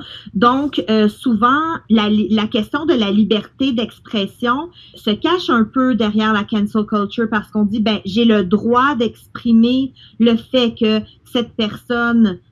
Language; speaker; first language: French; native; French